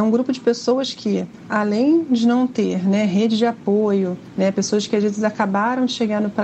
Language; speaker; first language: Portuguese; native; Portuguese